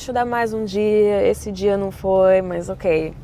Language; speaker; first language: Portuguese; early bilingual, heritage; Portuguese